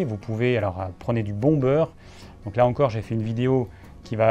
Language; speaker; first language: French; native; French